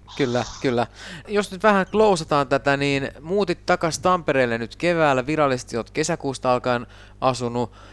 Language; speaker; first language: Finnish; native; Finnish